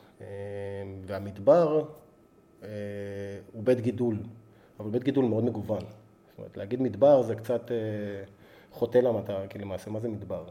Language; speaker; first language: Hebrew; native; Hebrew